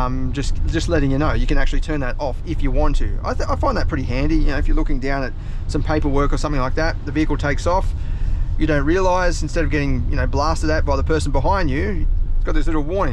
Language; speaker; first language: English; native; English